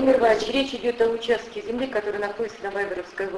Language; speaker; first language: Russian; native; Russian